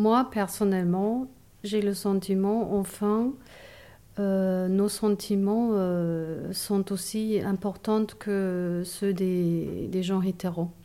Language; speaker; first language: French; non-native, fluent; German